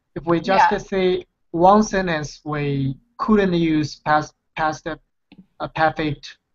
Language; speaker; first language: English; non-native, fluent; Chinese